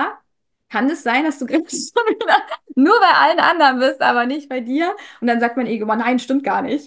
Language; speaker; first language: German; native; German